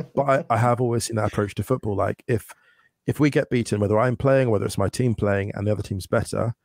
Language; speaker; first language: English; native; English